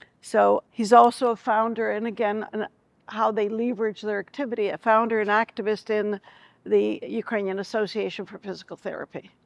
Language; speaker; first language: English; early bilingual, other home language; Ukrainian